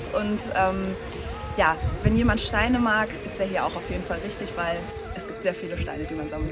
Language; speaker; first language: German; native; German